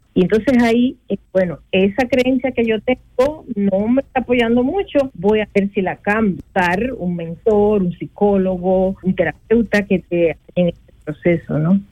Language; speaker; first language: Spanish; native; Spanish